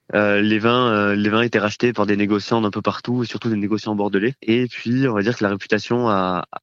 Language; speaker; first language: French; native; French